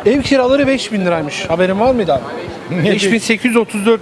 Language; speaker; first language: Turkish; native; Turkish